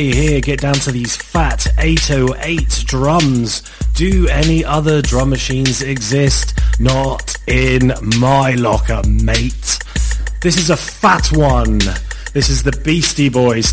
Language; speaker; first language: English; native; English